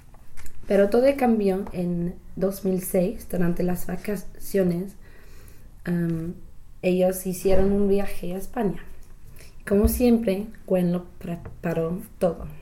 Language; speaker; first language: Spanish; non-native, learner; English